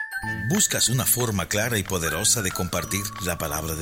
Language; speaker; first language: Spanish; native; Spanish